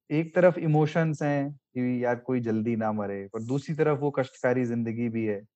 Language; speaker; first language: Hindi; native; Hindi